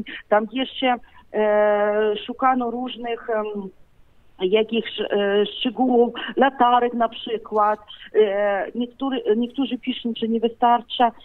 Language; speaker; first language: Polish; non-native, fluent; Ukrainian